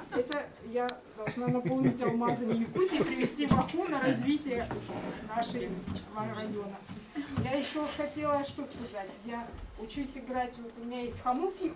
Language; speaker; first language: Russian; native; Russian